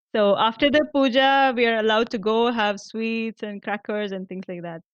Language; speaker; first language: English; non-native, local second language; Marathi